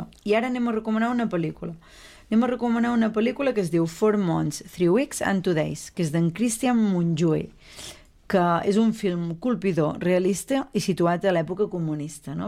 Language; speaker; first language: Catalan; native; Catalan